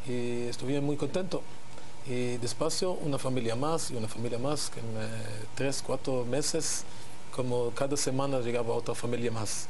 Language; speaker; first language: Spanish; non-native, learner; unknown